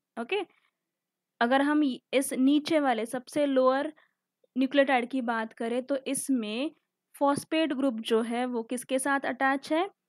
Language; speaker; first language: Hindi; native; Hindi